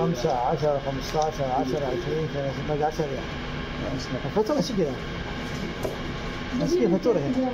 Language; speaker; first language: Arabic; non-native, learner; Bangla